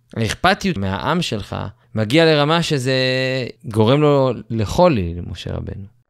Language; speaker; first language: Hebrew; native; Hebrew